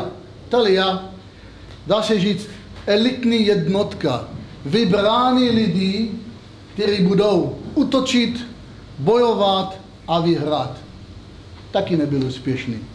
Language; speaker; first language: Czech; non-native, fluent; Hebrew